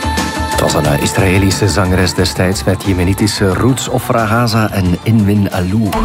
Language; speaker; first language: Dutch; native; Dutch